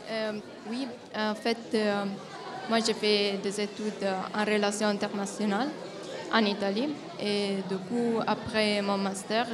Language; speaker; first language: French; non-native, fluent; Italian